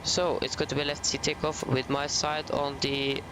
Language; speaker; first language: English; non-native, fluent; Norwegian